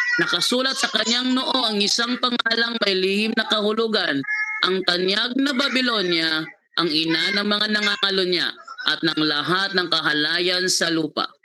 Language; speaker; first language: Filipino; non-native, local second language; Cebuano